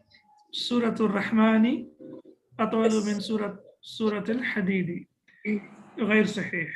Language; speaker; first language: Arabic; non-native, fluent; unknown